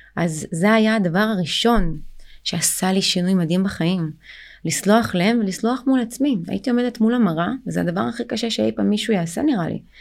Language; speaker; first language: Hebrew; early bilingual, other home language; Russian